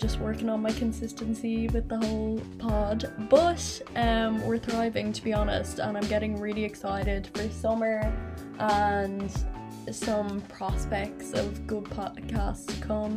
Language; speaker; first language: English; native; English